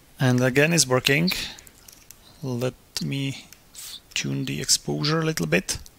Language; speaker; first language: English; non-native, fluent; Czech